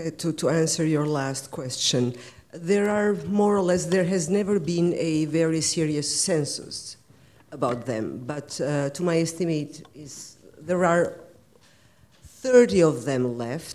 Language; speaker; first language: English; non-native, fluent; Albanian